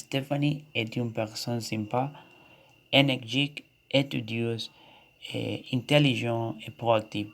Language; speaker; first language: French; non-native, learner; Spanish